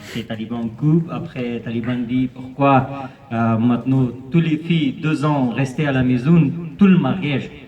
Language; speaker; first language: French; non-native, learner; Persian